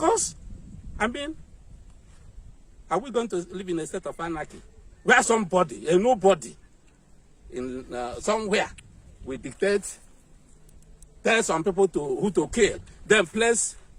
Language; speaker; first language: English; non-native, local second language; Igbo